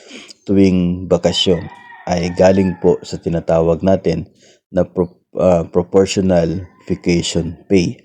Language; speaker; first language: Filipino; native; Filipino